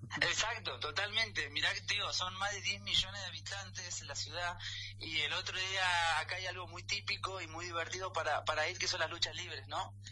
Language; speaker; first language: Spanish; native; Spanish